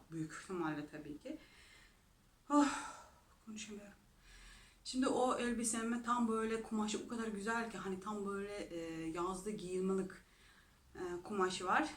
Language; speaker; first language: Turkish; non-native, fluent; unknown